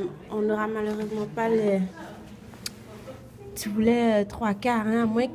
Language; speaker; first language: French; native; French